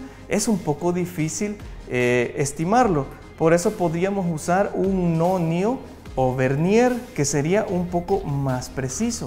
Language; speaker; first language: Spanish; native; Spanish